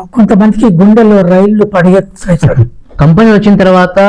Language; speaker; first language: Telugu; native; Telugu